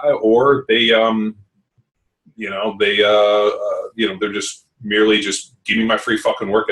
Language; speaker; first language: English; native; English